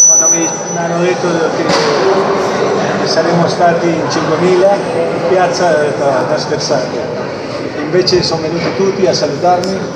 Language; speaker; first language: Italian; non-native, fluent; Spanish